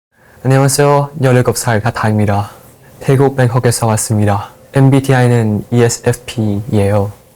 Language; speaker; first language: Korean; non-native, learner; Thai